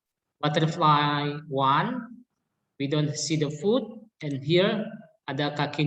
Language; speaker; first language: English; non-native, learner; Indonesian